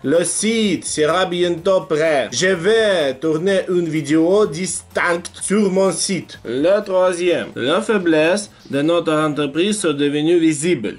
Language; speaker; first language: French; non-native, learner; Russian